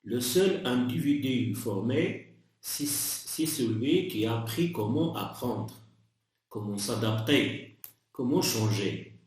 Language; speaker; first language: French; non-native, local second language; Arabic